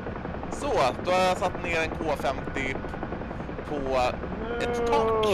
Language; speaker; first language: Swedish; native; Swedish